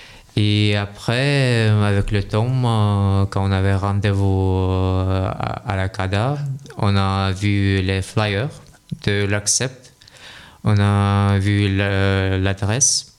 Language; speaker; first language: French; non-native, learner; Russian